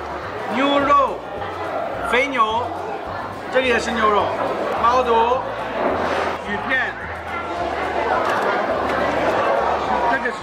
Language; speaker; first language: Chinese; non-native, fluent; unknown